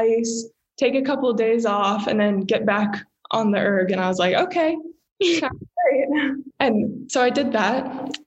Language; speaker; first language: English; native; English